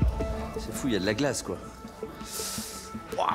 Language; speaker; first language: French; native; French